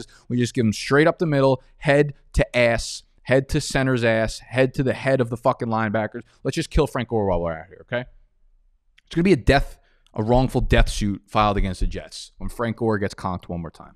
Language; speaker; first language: English; native; English